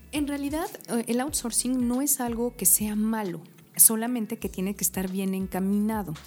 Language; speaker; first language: Spanish; native; Spanish